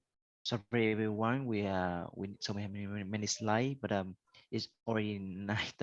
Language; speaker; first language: English; non-native, learner; Vietnamese